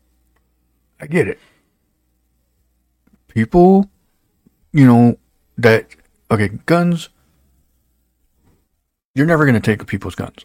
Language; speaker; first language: English; native; English